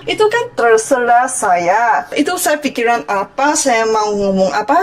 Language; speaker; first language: Indonesian; non-native, fluent; Malay